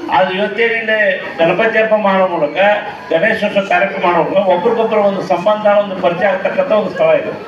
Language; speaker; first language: Kannada; native; Kannada